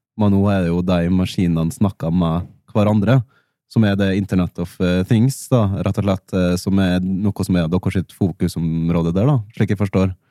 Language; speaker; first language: Norwegian; native; Norwegian